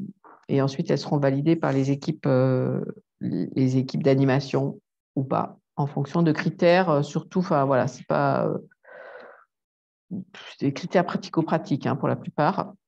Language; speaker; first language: French; native; French